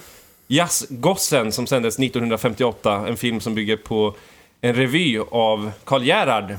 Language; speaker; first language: Swedish; native; Swedish